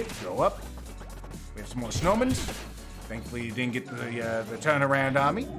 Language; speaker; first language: English; native; English